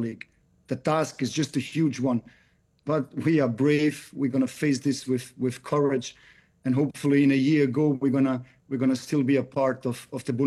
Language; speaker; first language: English; non-native, fluent; German